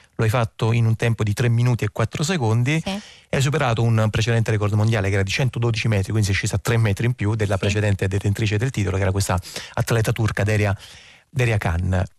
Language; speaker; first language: Italian; native; Italian